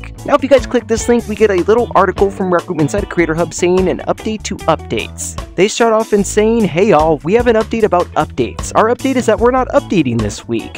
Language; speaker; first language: English; native; English